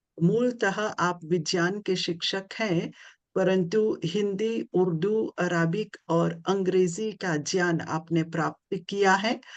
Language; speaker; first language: Hindi; early bilingual, heritage; Hindi